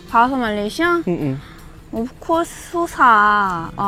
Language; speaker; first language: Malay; non-native, learner; Korean